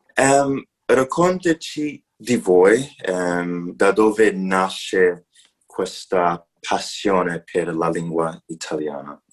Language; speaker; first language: Italian; non-native, learner; English